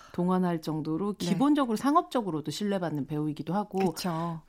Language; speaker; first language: Korean; native; Korean